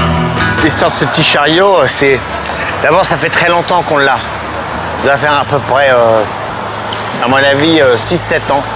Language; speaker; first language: French; native; French